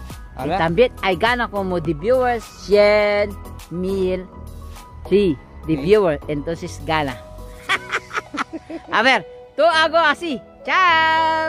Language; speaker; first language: Spanish; non-native, learner; Filipino